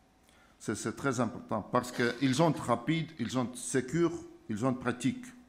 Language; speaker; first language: French; non-native, fluent; Estonian